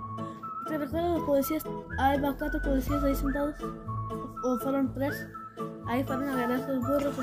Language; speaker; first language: Spanish; early bilingual, heritage; Spanish